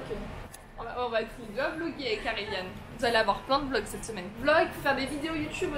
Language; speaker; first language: French; native; French